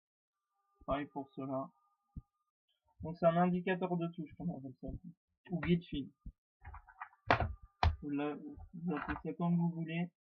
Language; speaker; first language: French; native; French